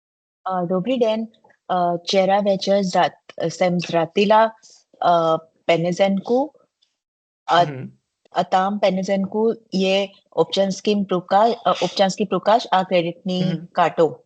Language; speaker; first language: Czech; non-native, learner; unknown